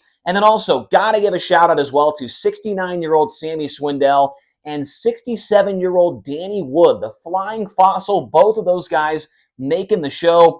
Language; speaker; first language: English; native; English